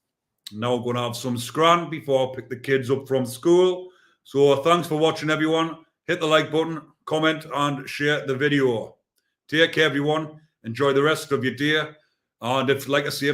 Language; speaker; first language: English; native; English